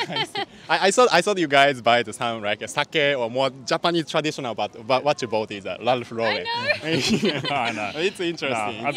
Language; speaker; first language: English; non-native, learner; Japanese